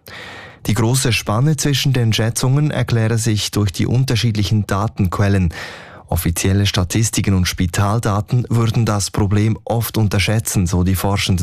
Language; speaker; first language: German; native; German